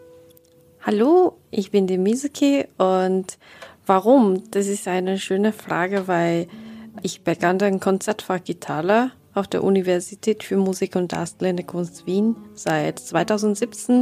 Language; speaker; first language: German; non-native, learner; Japanese